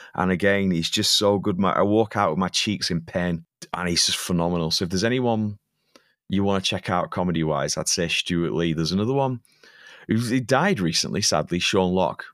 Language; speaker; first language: English; native; English